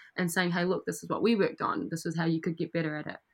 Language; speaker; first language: English; native; English